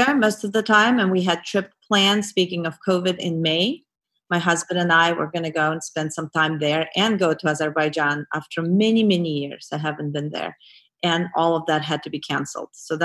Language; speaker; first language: English; non-native, fluent; Azerbaijani